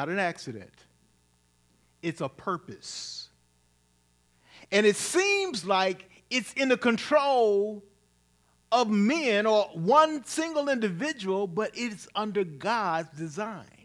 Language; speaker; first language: English; native; English